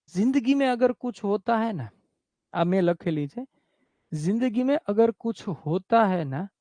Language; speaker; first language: Hindi; non-native, local second language; Gujarati